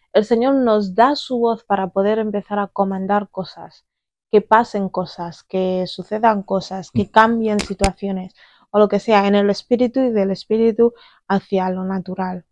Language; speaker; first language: Spanish; early bilingual, other home language; English